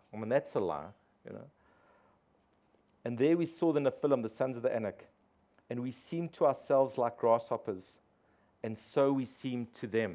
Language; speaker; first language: English; native; English